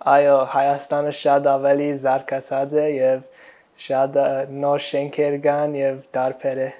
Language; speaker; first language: Armenian; early bilingual, heritage; Armenian